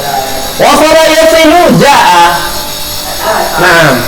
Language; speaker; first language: Arabic; non-native, fluent; Indonesian